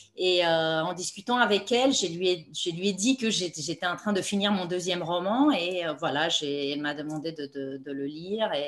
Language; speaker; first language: French; non-native, fluent; Romanian